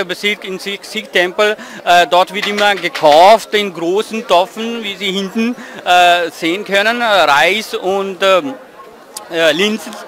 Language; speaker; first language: German; non-native, fluent; Punjabi